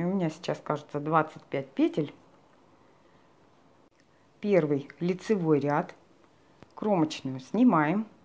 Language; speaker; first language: Russian; native; Russian